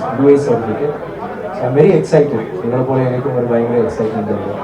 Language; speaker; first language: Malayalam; non-native, learner; Tamil